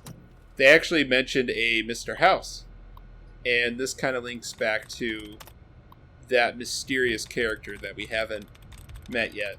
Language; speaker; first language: English; native; English